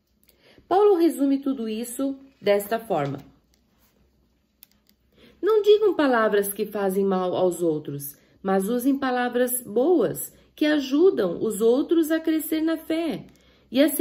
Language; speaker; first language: Portuguese; native; Portuguese